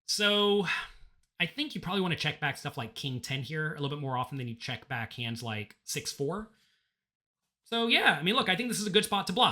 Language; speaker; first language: English; native; English